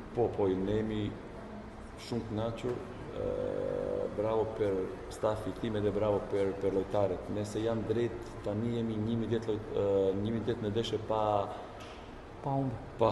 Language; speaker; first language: Albanian; non-native, learner; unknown